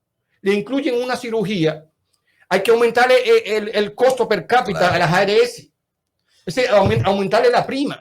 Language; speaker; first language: Spanish; native; Spanish